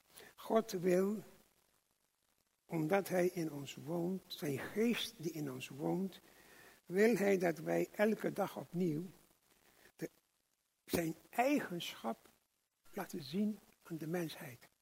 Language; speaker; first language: Dutch; non-native, local second language; English